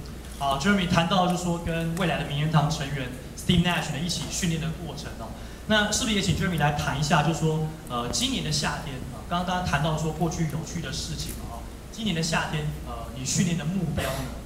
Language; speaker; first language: Chinese; native; Chinese